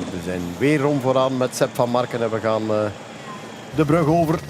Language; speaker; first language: Dutch; native; Dutch